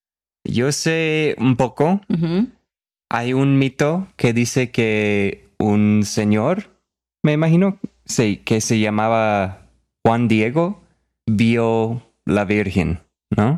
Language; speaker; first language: Spanish; non-native, fluent; English